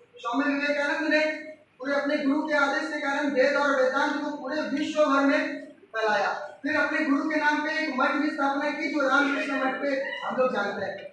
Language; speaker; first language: Hindi; non-native, local second language; Bangla